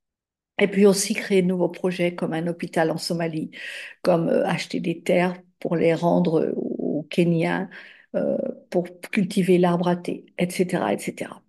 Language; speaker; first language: French; native; French